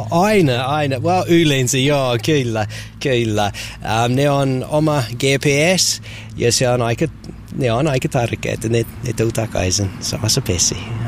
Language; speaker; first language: Finnish; non-native, learner; English